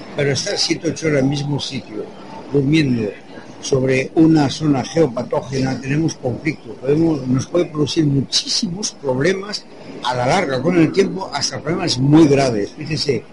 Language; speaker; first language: Spanish; non-native, fluent; French